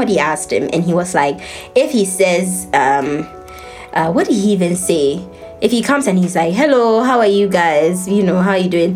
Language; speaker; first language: English; non-native, local second language; Akan